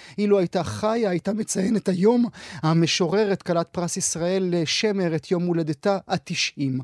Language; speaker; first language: Hebrew; native; Hebrew